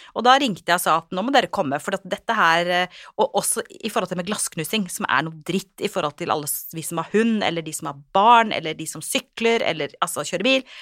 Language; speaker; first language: Norwegian; native; Norwegian